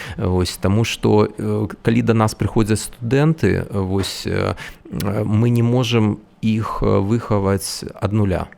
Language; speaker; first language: Belarusian; non-native, local second language; Russian